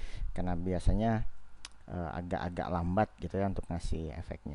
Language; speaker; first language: Indonesian; native; Indonesian